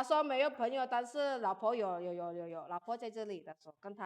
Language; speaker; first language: Chinese; non-native, fluent; Indonesian